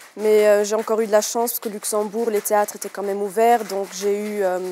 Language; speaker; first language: French; native; French